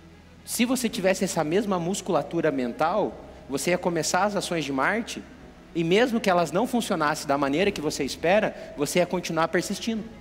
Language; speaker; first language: Portuguese; native; Portuguese